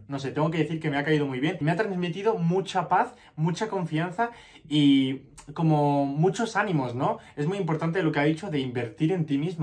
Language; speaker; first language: Spanish; native; Spanish